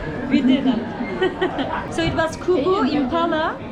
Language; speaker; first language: English; non-native, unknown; Turkish